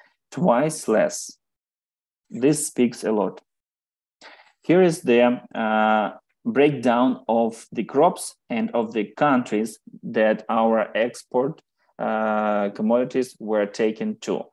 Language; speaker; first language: English; non-native, fluent; Ukrainian